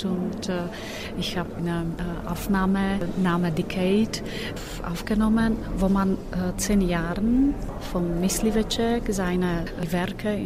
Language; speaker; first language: German; non-native, fluent; Slovak